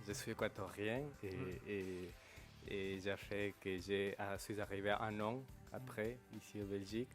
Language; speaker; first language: French; non-native, local second language; Spanish